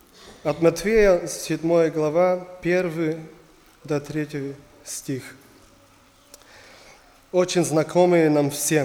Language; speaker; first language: Russian; non-native, learner; German